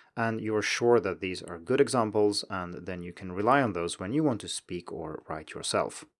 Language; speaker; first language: English; non-native, fluent; Swedish